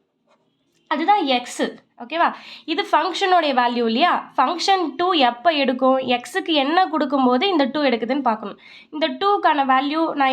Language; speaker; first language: Tamil; native; Tamil